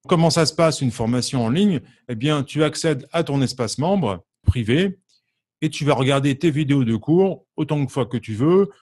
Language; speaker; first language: French; native; French